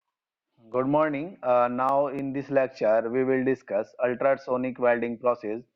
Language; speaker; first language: English; non-native, local second language; Hindi